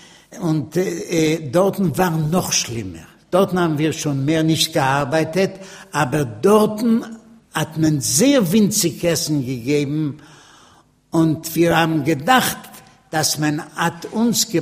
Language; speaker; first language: German; non-native, learner; Yiddish